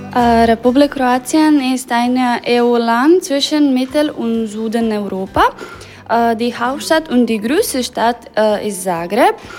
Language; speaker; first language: German; non-native, learner; Croatian